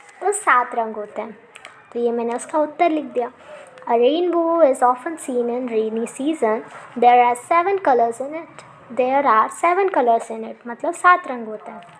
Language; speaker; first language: Hindi; native; Hindi